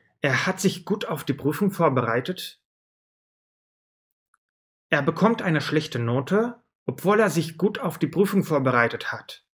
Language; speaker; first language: German; non-native, fluent; Russian